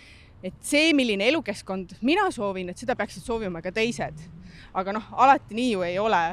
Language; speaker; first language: Estonian; native; Estonian